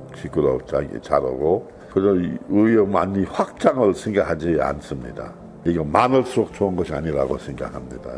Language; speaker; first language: Korean; non-native, fluent; English